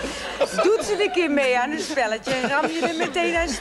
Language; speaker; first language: Dutch; native; Dutch